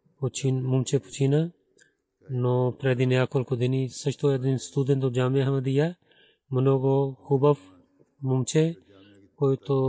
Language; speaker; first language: Bulgarian; non-native, learner; Urdu